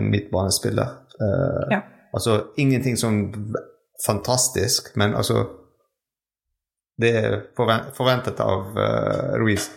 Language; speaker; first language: Norwegian; non-native, fluent; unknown